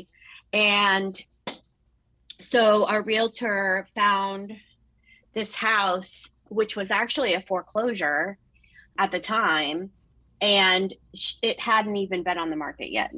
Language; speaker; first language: English; native; English